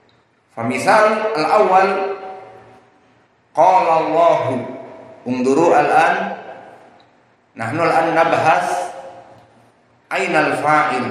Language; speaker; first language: Arabic; non-native, fluent; Indonesian